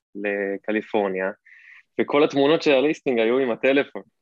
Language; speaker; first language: Hebrew; native; Hebrew